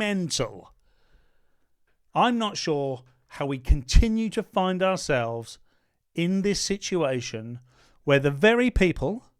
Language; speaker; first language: English; native; English